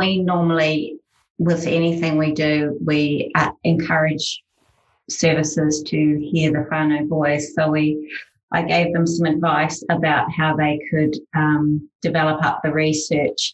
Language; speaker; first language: English; native; English